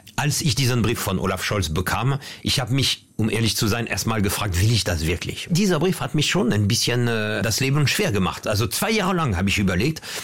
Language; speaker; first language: German; non-native, fluent; French